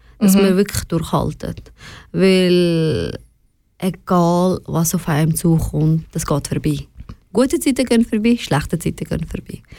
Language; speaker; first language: German; early bilingual, other home language; Persian